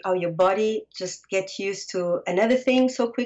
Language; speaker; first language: English; non-native, fluent; Portuguese